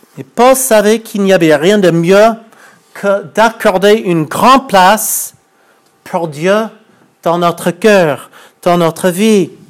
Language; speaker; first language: French; non-native, fluent; English